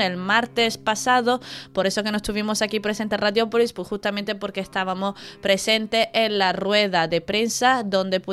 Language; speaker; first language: Spanish; native; Spanish